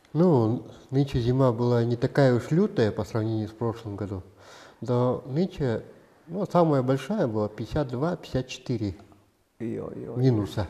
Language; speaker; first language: Russian; non-native, local second language; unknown